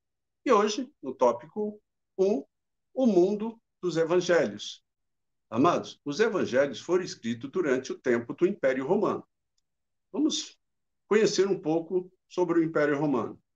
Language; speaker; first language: Portuguese; native; Portuguese